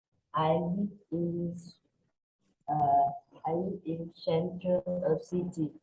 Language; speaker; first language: English; non-native, learner; Vietnamese